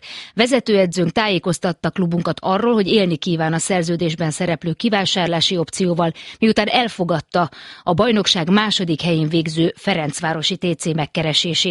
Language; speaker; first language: Hungarian; native; Hungarian